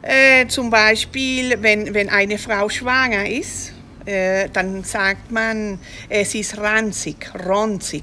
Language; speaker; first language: German; early bilingual, heritage; German